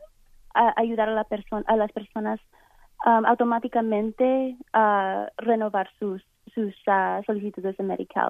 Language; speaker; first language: Spanish; early bilingual, heritage; Spanish